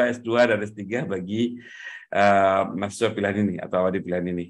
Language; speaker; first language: Indonesian; native; Indonesian